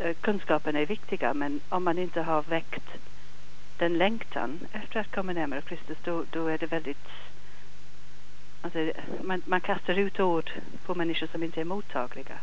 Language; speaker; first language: Swedish; non-native, fluent; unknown